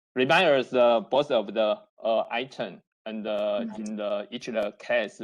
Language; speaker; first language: English; non-native, learner; Chinese